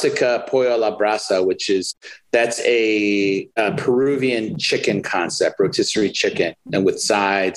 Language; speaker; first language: English; native; English